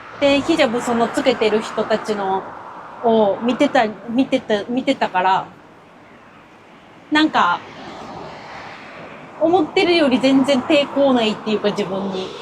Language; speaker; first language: Japanese; native; Japanese